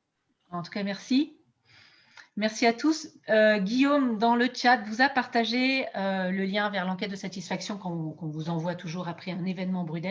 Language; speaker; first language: French; native; French